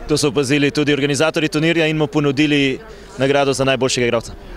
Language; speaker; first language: Slovenian; native; Slovenian